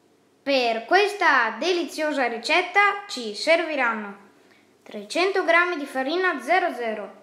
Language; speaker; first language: Italian; native; Italian